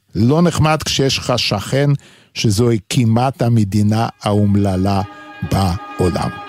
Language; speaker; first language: Hebrew; non-native, fluent; Lithuanian